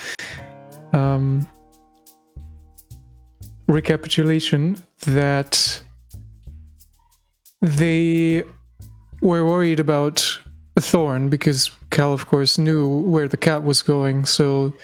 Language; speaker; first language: English; non-native, fluent; German